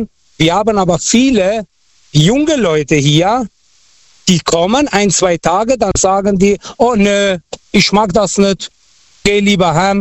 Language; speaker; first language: German; non-native, local second language; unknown